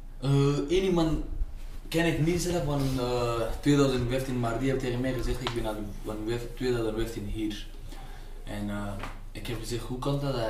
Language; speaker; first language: Dutch; non-native, learner; Pashto